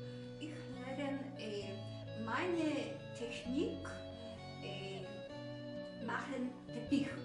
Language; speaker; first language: German; non-native, learner; Polish